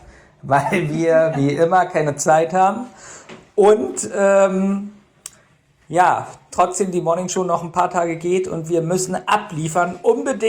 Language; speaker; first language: German; native; German